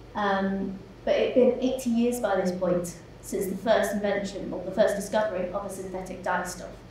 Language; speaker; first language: English; native; English